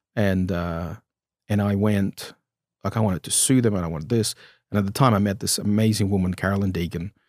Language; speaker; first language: English; early bilingual, other home language; Romanian